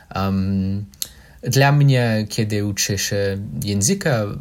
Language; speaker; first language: Polish; non-native, fluent; English